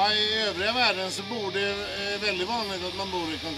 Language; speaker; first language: Swedish; native; Swedish